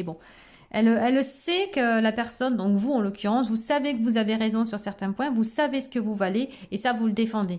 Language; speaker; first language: French; native; French